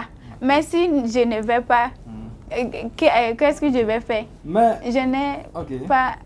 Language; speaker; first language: French; non-native, learner; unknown